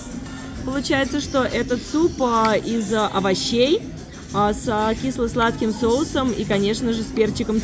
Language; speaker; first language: Russian; native; Russian